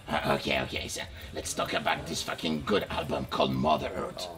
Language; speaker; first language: English; non-native, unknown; French